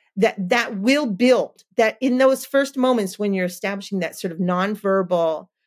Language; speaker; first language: English; native; English